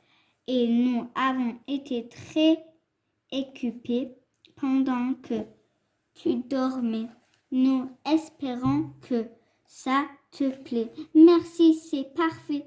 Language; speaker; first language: French; non-native, fluent; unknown